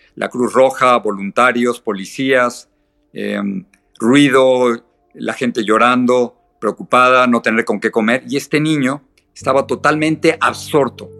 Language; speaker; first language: Spanish; native; Spanish